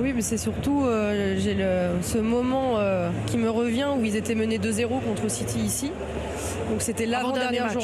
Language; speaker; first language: French; native; French